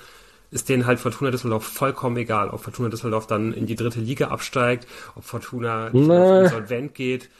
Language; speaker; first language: German; native; German